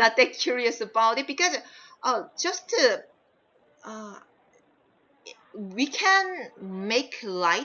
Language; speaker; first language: English; non-native, fluent; Korean